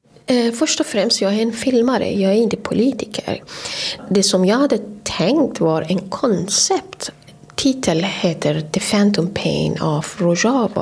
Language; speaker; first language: Swedish; non-native, fluent; Kurdish